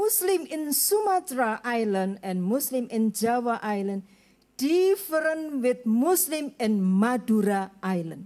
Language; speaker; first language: English; non-native, learner; Indonesian